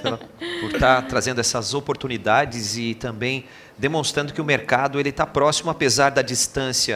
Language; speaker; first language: Portuguese; native; Portuguese